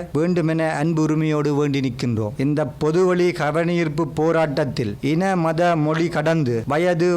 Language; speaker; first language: Tamil; native; Tamil